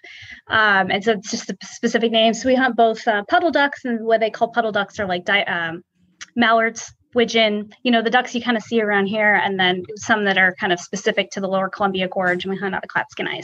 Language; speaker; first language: English; native; English